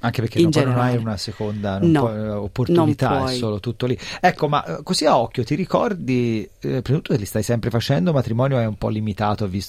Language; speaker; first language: Italian; native; Italian